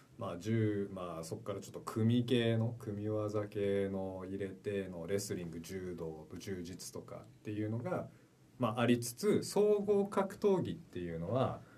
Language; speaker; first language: Japanese; early bilingual, heritage; Japanese